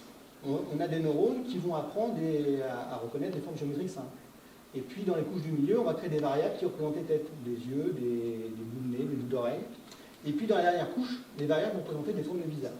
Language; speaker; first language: French; native; French